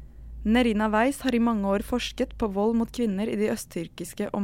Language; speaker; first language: Norwegian; native; Norwegian